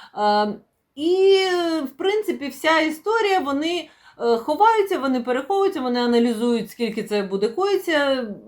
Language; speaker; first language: Ukrainian; non-native, local second language; Russian